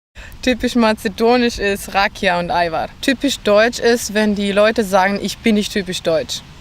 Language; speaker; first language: German; non-native, fluent; Macedonian